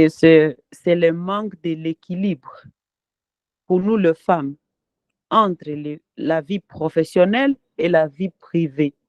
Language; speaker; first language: French; non-native, local second language; Swahili